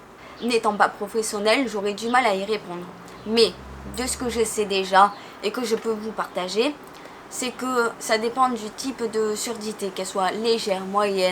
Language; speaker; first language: French; native; French